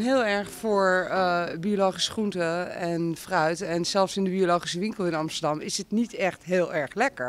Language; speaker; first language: Dutch; native; Dutch